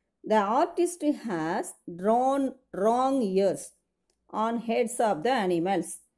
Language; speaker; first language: English; non-native, local second language; Tamil